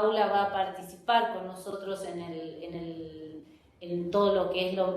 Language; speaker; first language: Spanish; native; Spanish